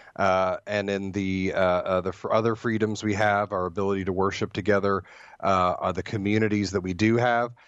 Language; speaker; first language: English; native; English